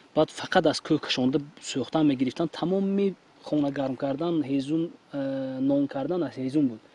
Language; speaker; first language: Tajik; native; Tajik